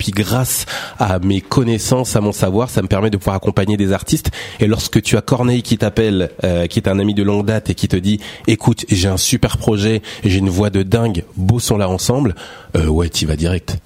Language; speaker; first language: French; native; French